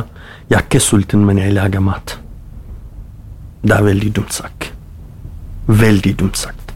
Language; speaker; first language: Norwegian; non-native, learner; Kurdish